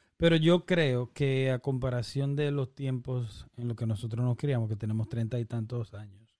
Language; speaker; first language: Spanish; early bilingual, heritage; Spanish